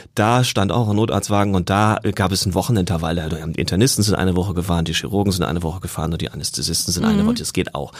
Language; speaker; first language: German; native; German